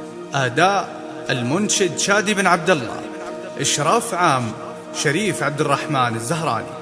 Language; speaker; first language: Arabic; native; Arabic